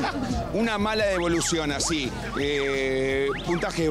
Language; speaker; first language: Spanish; native; Spanish